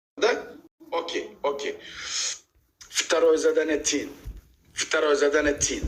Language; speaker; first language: Russian; non-native, learner; Uzbek